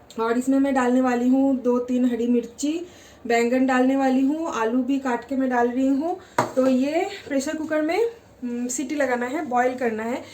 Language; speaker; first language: Hindi; non-native, local second language; Bangla